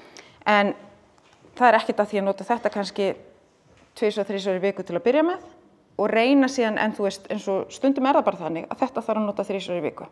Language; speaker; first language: Icelandic; native; Icelandic